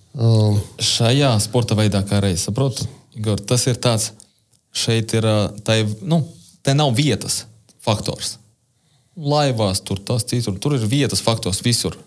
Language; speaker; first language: Latvian; non-native, local second language; Russian